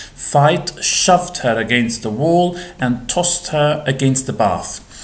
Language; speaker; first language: English; non-native, fluent; Albanian